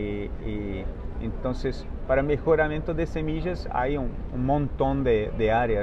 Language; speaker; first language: Spanish; non-native, fluent; Portuguese